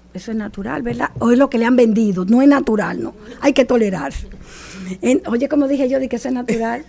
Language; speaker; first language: Spanish; native; Spanish